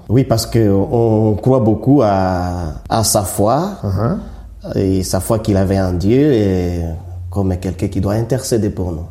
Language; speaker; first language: French; non-native, local second language; Swahili